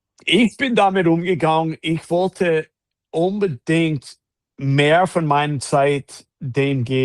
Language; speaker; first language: German; non-native, fluent; English